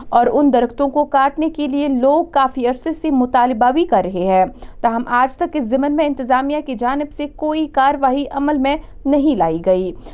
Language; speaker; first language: Urdu; non-native, local second language; Kashmiri